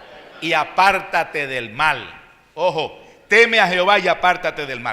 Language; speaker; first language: Spanish; native; Spanish